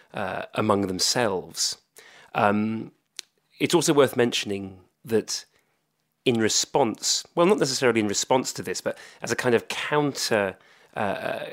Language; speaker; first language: English; native; English